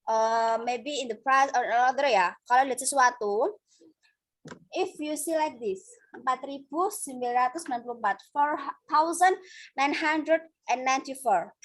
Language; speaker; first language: English; non-native, local second language; Indonesian